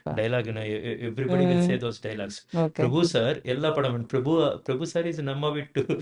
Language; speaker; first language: Tamil; non-native, learner; Telugu